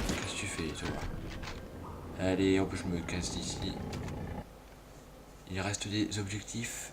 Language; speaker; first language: French; native; French